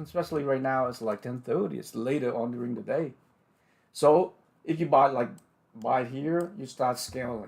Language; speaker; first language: English; non-native, fluent; Vietnamese